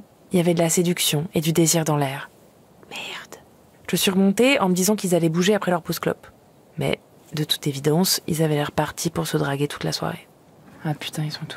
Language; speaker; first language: French; native; French